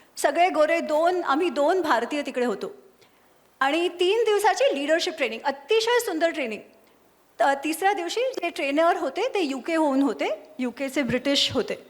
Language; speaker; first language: Marathi; non-native, local second language; Gujarati